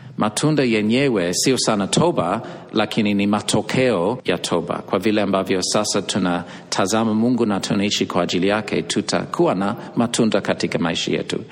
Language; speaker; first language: Swahili; non-native, fluent; English